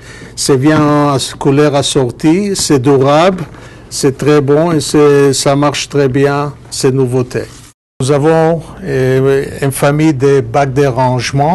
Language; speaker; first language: French; non-native, fluent; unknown